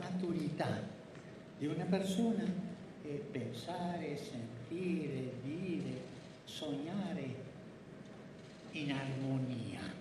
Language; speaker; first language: Italian; non-native, fluent; Spanish